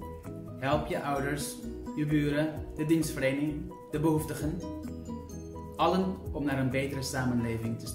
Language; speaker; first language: Dutch; non-native, learner; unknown